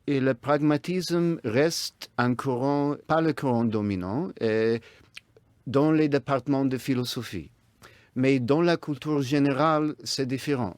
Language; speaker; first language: French; non-native, fluent; English